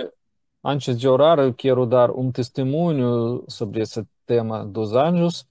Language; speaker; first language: Portuguese; non-native, learner; Russian